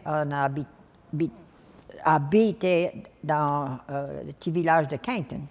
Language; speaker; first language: French; non-native, local second language; English